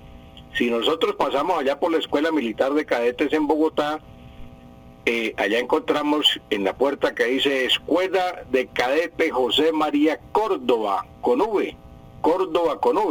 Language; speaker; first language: Spanish; native; Spanish